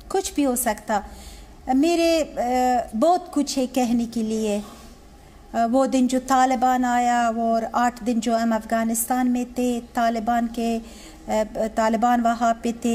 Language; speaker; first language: Hindi; non-native, learner; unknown